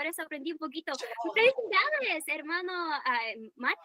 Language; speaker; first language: Spanish; non-native, fluent; English